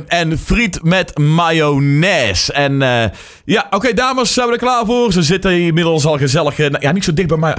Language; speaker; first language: Dutch; native; Dutch